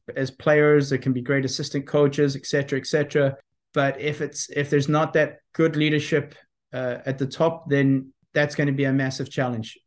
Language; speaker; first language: English; native; English